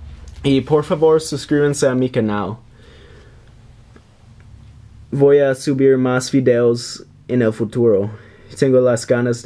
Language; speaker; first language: Spanish; non-native, learner; English